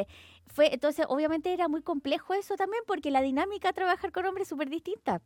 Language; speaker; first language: Spanish; native; Spanish